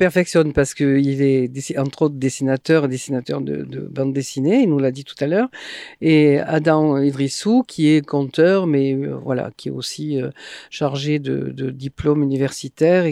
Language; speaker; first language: French; native; French